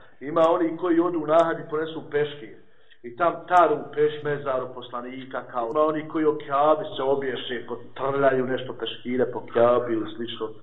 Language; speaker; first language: Bosnian; native; Bosnian